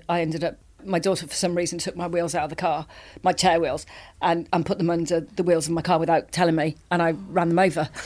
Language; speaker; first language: English; native; English